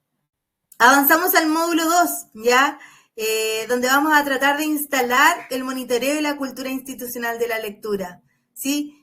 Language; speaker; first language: Spanish; native; Spanish